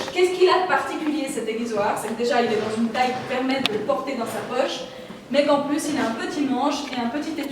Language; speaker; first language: French; native; French